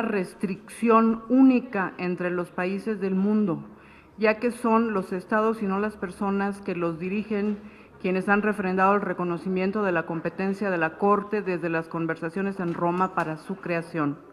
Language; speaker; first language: Spanish; native; Spanish